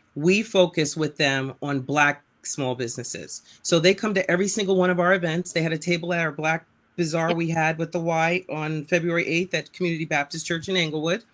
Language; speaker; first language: English; native; English